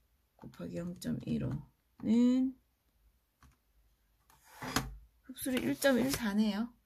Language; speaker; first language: Korean; native; Korean